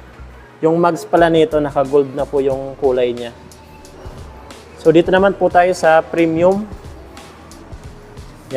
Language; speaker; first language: Filipino; native; Filipino